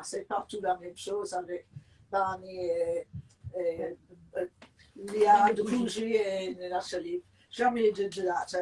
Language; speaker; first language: French; non-native, fluent; English